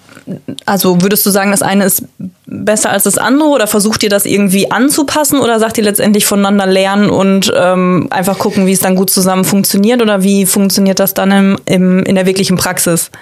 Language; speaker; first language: German; native; German